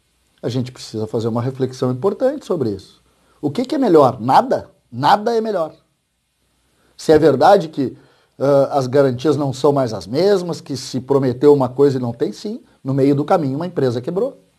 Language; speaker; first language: Portuguese; native; Portuguese